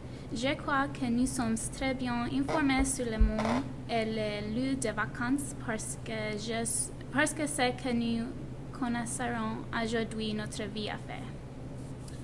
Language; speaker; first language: French; non-native, learner; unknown